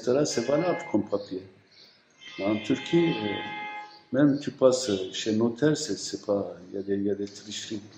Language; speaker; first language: French; non-native, fluent; Turkish